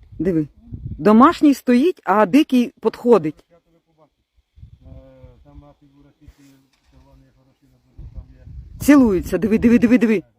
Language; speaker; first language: Ukrainian; native; Ukrainian